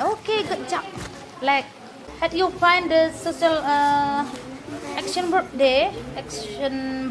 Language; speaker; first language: English; non-native, learner; Indonesian